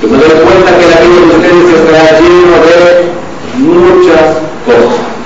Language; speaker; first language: Spanish; native; Spanish